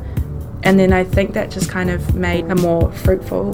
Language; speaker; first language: English; native; English